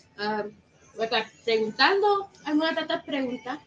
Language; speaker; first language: Spanish; early bilingual, heritage; Spanish